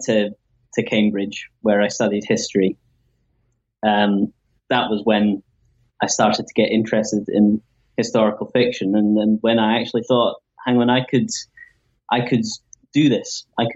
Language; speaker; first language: English; native; English